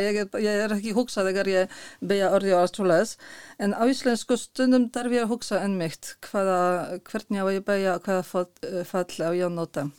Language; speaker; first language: Icelandic; non-native, fluent; Polish